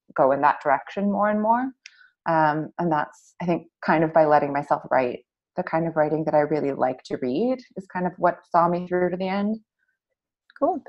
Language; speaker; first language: English; native; English